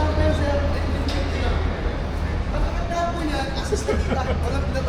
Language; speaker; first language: Filipino; native; Filipino